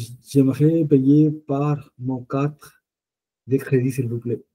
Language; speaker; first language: French; non-native, fluent; Punjabi